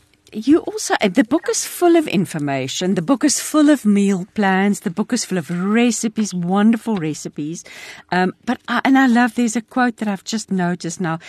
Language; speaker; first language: English; non-native, local second language; Afrikaans